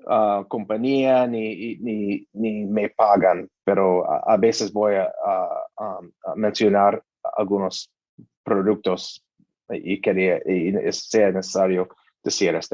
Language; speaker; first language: Spanish; non-native, learner; English